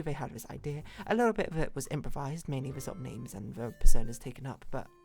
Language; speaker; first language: English; native; English